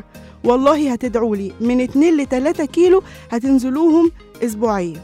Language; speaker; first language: Arabic; native; Arabic